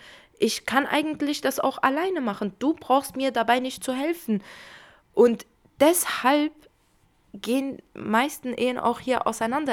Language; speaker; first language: German; early bilingual, other home language; Kurdish